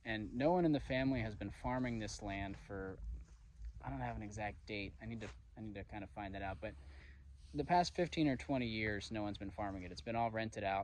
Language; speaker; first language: English; native; English